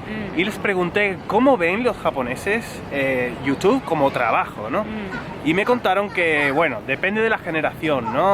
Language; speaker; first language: Spanish; native; Spanish